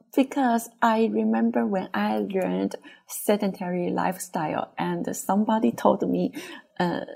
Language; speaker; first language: English; non-native, fluent; Chinese